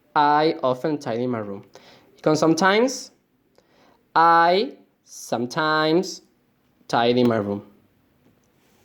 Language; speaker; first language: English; non-native, fluent; Spanish